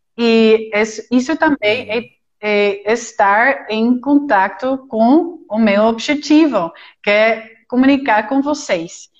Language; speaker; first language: Portuguese; non-native, fluent; Dutch